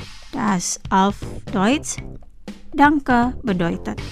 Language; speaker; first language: German; non-native, fluent; Indonesian